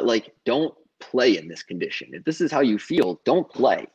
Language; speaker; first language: English; native; English